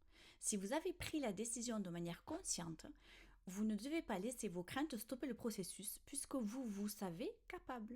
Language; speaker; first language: French; native; French